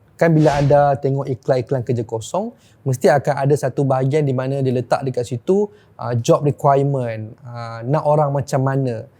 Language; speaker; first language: Malay; native; Malay